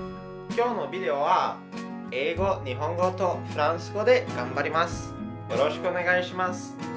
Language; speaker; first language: Japanese; non-native, learner; English